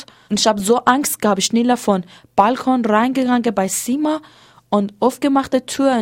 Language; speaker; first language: German; non-native, learner; Persian